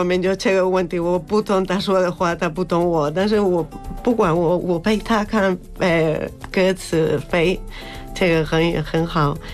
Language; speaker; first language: Chinese; non-native, learner; Spanish